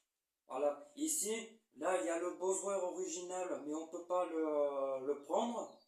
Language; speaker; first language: French; native; French